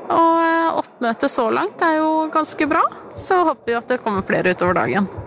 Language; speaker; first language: Norwegian; native; Norwegian